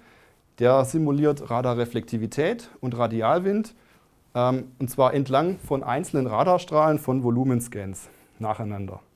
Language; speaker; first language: German; native; German